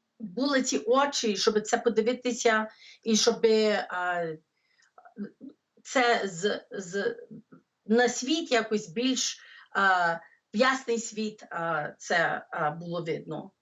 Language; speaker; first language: Ukrainian; early bilingual, heritage; English